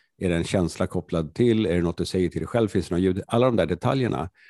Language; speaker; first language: Swedish; native; Swedish